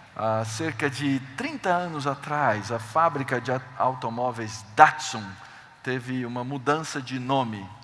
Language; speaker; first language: Portuguese; native; Portuguese